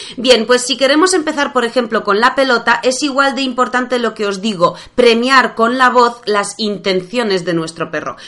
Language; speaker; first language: Spanish; non-native, fluent; Polish